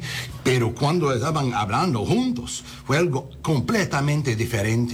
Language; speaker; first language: Spanish; early bilingual, heritage; English